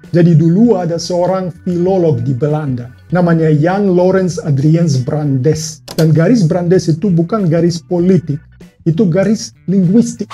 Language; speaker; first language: Indonesian; non-native, fluent; Russian